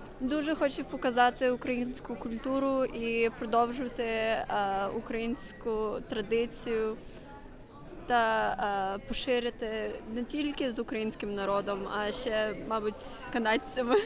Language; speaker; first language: Ukrainian; early bilingual, heritage; Ukrainian